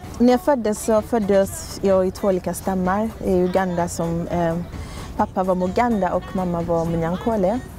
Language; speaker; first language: Swedish; early bilingual, other home language; Ganda